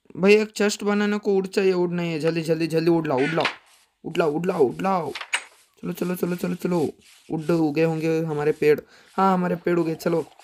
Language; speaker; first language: Hindi; non-native, local second language; Kannada